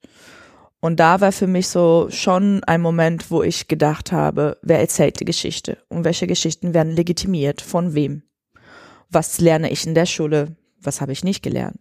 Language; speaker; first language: German; non-native, fluent; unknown